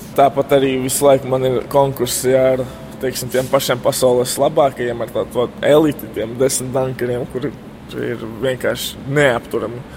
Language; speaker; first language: Latvian; native; Latvian